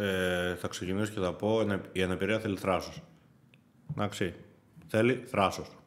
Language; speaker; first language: Greek; native; Greek